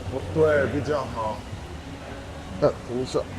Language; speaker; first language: Chinese; non-native, learner; French